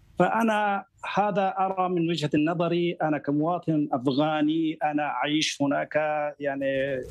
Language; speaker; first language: Arabic; non-native, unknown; Persian